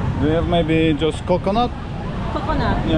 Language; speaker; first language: English; non-native, fluent; Polish